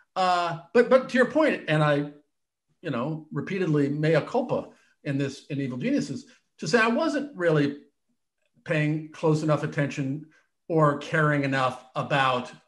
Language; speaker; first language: English; native; English